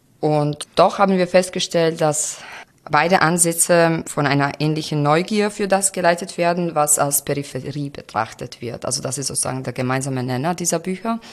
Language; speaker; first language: German; non-native, fluent; Croatian